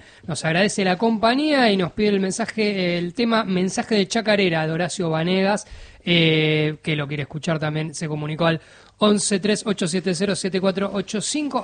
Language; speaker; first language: Spanish; native; Spanish